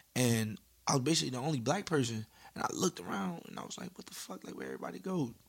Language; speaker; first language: English; native; English